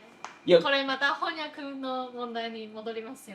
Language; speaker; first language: Japanese; non-native, fluent; Chinese